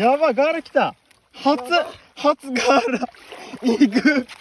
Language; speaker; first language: Japanese; native; Japanese